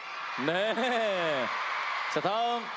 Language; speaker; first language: Korean; native; Korean